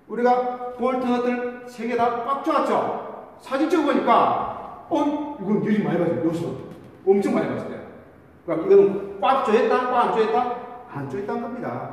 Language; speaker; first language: Korean; native; Korean